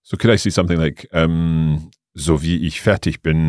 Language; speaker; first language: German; non-native, learner; English